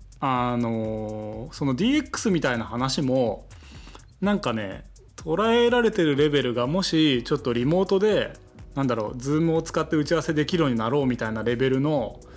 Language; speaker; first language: Japanese; native; Japanese